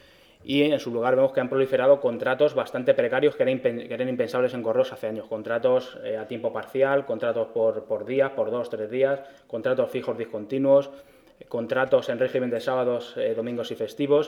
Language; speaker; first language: Spanish; native; Spanish